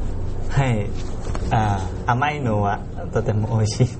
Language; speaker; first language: Japanese; non-native, learner; Thai